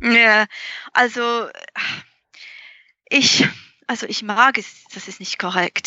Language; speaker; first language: German; non-native, fluent; English